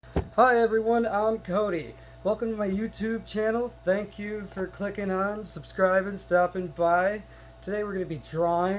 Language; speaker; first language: English; native; English